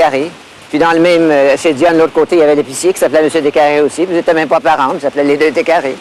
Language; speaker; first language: French; native; French